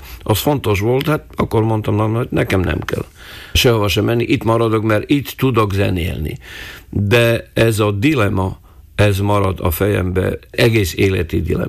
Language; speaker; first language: Hungarian; non-native, local second language; Slovak